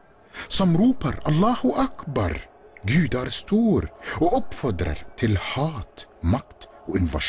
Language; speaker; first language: Norwegian; non-native, fluent; Arabic